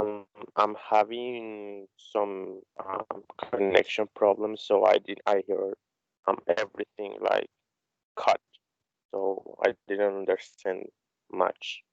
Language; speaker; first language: English; non-native, learner; Spanish